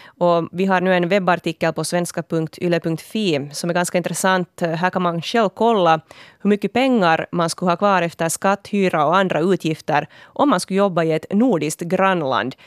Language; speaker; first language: Swedish; native; Swedish